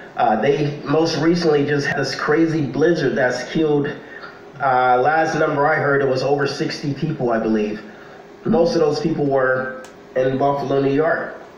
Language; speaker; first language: English; native; English